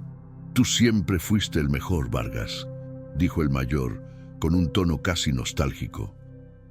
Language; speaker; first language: Spanish; native; Spanish